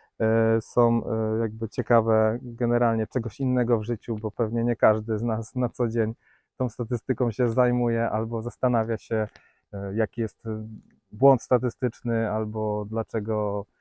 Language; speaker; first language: Polish; native; Polish